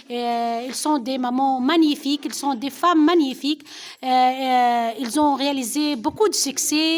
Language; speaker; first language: French; non-native, local second language; Arabic